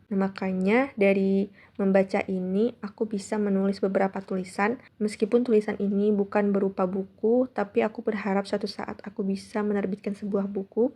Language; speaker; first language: Indonesian; non-native, local second language; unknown